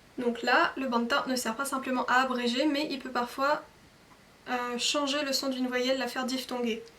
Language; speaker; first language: French; native; French